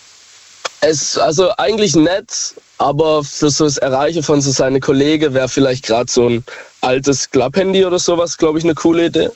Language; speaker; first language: German; native; German